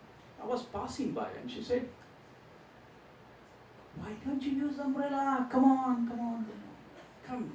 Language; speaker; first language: English; non-native, local second language; Gujarati